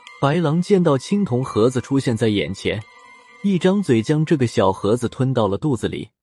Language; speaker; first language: Chinese; native; Chinese